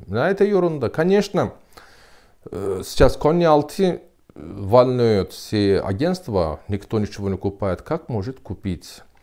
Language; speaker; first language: Russian; non-native, learner; Turkish